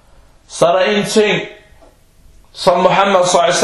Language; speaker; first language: Danish; non-native, fluent; Arabic